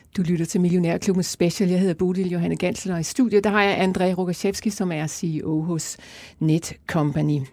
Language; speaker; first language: Danish; native; Danish